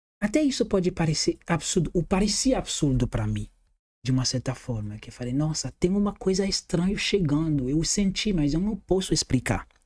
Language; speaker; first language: Portuguese; non-native, fluent; Haitian Creole